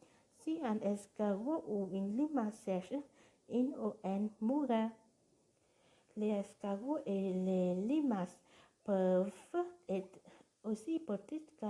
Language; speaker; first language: French; non-native, learner; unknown